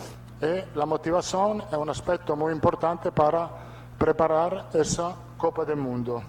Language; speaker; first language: Portuguese; non-native, learner; Italian